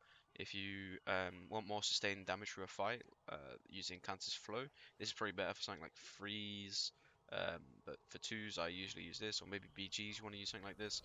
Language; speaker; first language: English; native; English